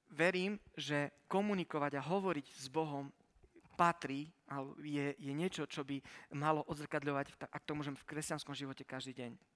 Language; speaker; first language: Slovak; early bilingual, heritage; Slovak